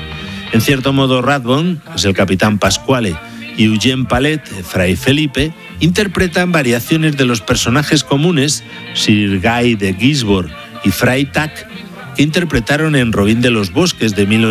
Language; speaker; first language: Spanish; native; Spanish